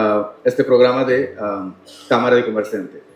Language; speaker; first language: Spanish; non-native, learner; Tamil